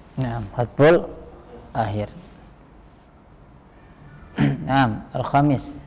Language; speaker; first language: Arabic; non-native, fluent; Indonesian